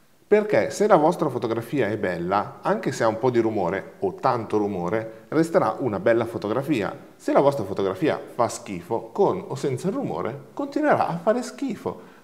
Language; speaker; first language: Italian; native; Italian